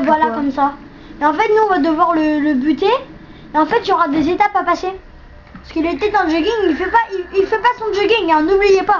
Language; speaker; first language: French; native; French